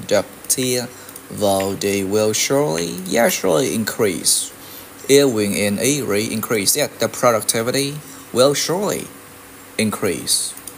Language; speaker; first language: English; non-native, fluent; Vietnamese